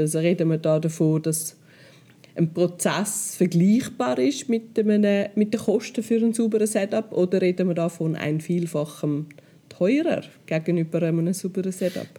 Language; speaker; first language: German; native; German